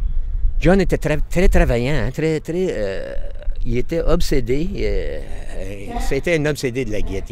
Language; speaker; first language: French; native; French